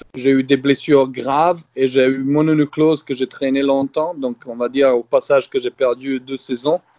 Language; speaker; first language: French; non-native, fluent; Serbian